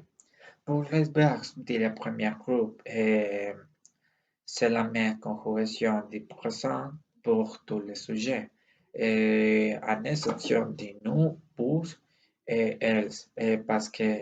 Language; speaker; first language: French; non-native, learner; Spanish